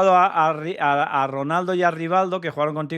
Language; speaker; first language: Spanish; native; Spanish